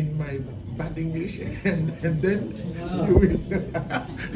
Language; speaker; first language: English; non-native, learner; French